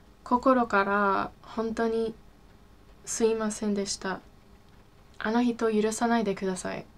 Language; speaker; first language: Japanese; non-native, fluent; English